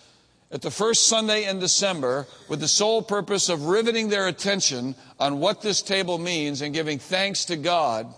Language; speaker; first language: English; native; English